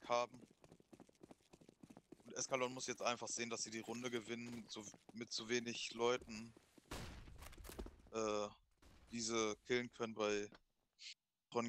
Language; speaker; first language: German; native; German